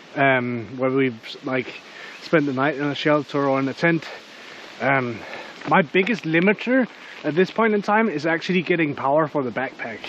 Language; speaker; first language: English; non-native, fluent; Danish